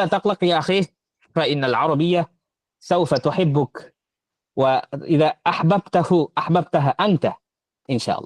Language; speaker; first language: Arabic; non-native, fluent; Bangla